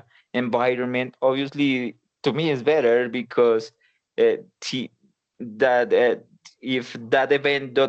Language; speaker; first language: English; non-native, learner; Spanish